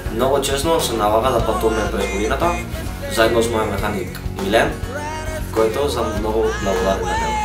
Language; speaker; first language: Bulgarian; early bilingual, heritage; Bulgarian